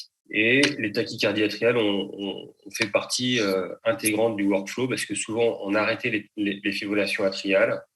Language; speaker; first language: French; native; French